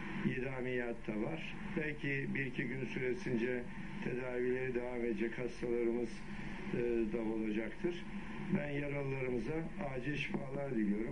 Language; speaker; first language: Turkish; native; Turkish